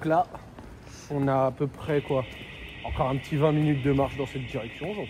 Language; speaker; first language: French; native; French